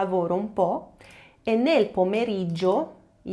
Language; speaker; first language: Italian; non-native, fluent; Portuguese